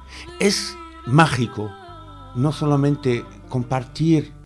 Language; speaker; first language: Spanish; non-native, fluent; Arabic